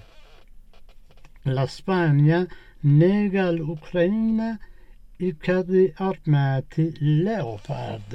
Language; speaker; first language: Italian; non-native, fluent; Persian